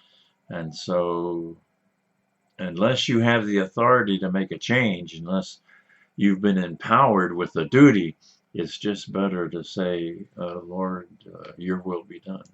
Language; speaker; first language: English; native; English